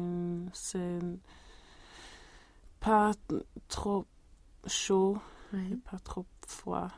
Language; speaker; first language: French; non-native, learner; Swedish